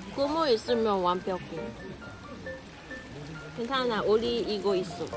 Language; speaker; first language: Korean; non-native, learner; Cantonese